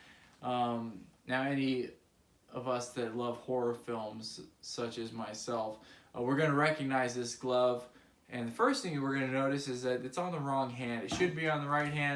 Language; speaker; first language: English; native; English